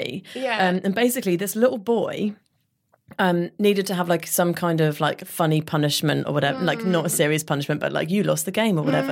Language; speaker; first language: English; native; English